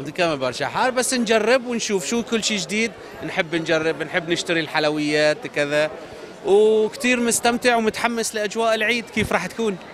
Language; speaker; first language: Arabic; native; Arabic